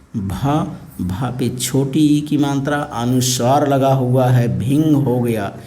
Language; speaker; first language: Hindi; native; Hindi